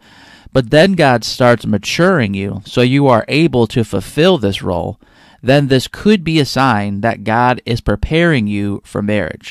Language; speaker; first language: English; native; English